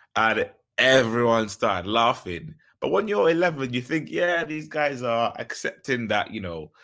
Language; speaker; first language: English; early bilingual, other home language; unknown